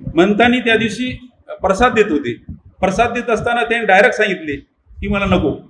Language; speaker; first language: Marathi; non-native, local second language; Lambadi